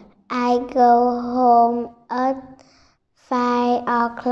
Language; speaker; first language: English; non-native, learner; Vietnamese